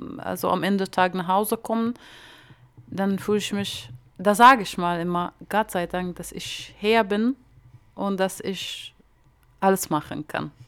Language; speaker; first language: German; non-native, fluent; Arabic